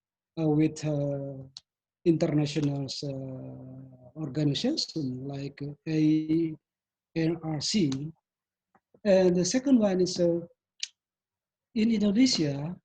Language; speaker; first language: English; non-native, learner; Indonesian